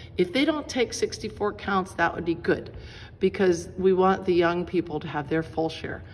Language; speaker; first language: English; native; English